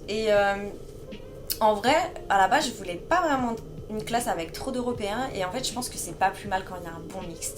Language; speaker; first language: French; native; French